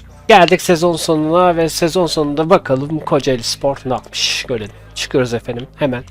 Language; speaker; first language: Turkish; native; Turkish